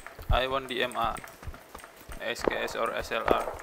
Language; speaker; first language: English; non-native, learner; Indonesian